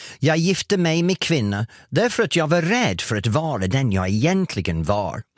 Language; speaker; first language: Swedish; non-native, fluent; English